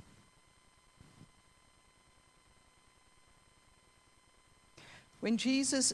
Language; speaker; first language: English; native; English